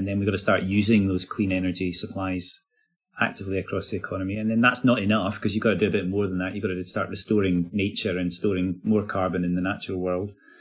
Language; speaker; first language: English; native; English